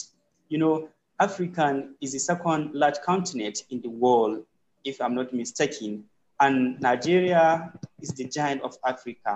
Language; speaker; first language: English; non-native, local second language; Hausa